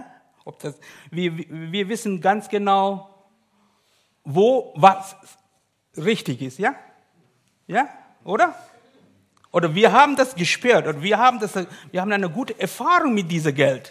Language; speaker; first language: German; non-native, learner; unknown